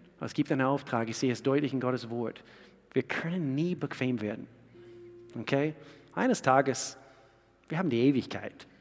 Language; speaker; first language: German; non-native, fluent; English